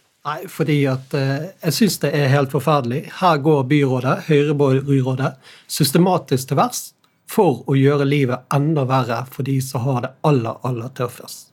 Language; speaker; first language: Norwegian; native; Norwegian